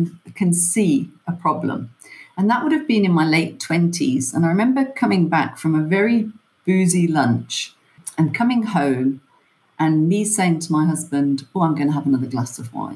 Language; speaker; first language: English; native; English